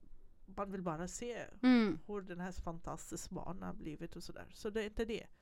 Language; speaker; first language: Swedish; non-native, fluent; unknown